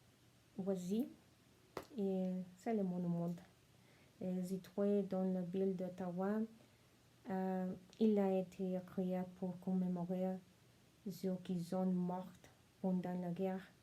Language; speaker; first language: French; non-native, learner; Spanish